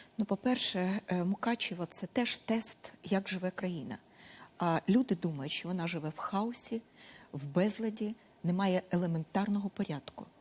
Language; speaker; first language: Ukrainian; non-native, local second language; Russian